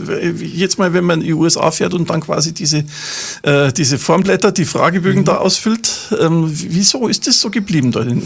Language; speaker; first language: German; native; German